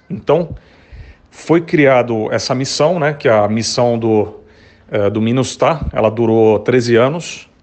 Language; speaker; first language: Portuguese; native; Portuguese